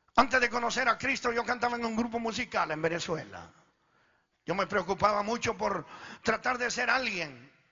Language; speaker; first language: Spanish; early bilingual, other home language; Italian